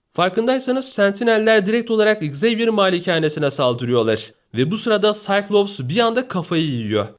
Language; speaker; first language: Turkish; native; Turkish